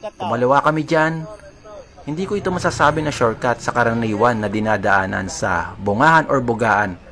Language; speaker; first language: Filipino; native; Filipino